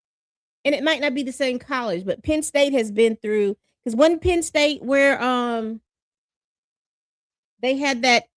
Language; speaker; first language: English; native; English